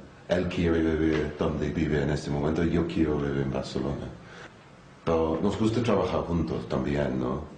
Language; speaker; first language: Spanish; non-native, fluent; English